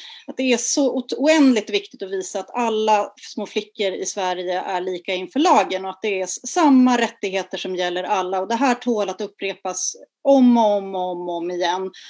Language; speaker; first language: Swedish; native; Swedish